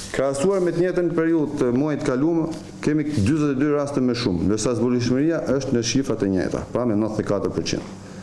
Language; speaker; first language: Albanian; native; Albanian